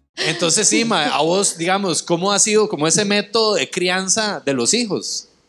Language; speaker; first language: Spanish; native; Spanish